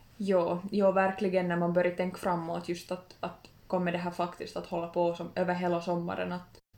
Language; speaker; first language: Swedish; native; Swedish